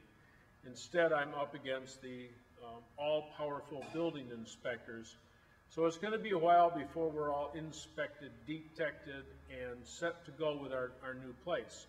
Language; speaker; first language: English; native; English